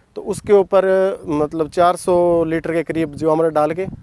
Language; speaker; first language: Hindi; native; Hindi